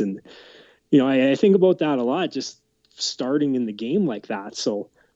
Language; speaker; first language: English; native; English